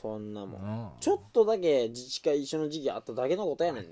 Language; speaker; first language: Japanese; native; Japanese